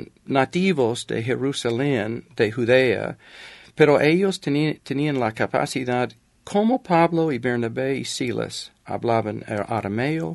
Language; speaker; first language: Spanish; non-native, fluent; English